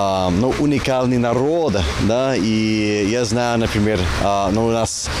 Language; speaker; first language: Russian; non-native, fluent; English